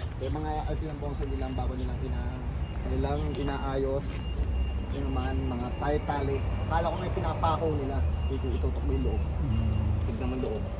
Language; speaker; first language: Filipino; native; Filipino